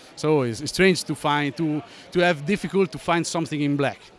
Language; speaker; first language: English; non-native, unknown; Italian